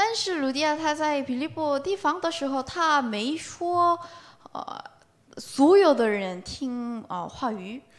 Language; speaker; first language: Chinese; non-native, learner; Korean